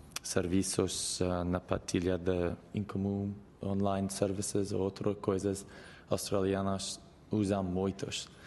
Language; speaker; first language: Portuguese; non-native, learner; English